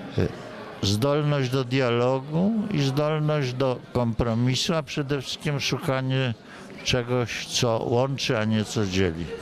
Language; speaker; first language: Polish; native; Polish